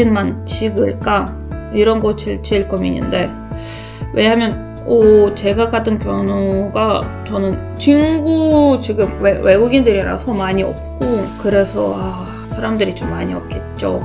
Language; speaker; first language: Korean; non-native, learner; Russian